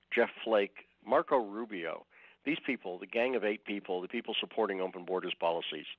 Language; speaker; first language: English; native; English